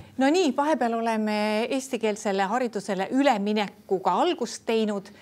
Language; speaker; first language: Estonian; native; Estonian